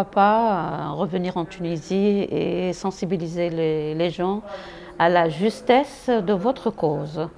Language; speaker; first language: French; non-native, local second language; Arabic